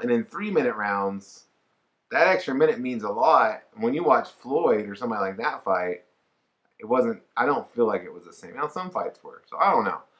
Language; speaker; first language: English; native; English